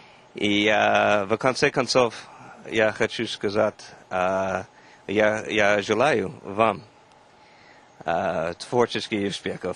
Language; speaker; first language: Russian; non-native, fluent; English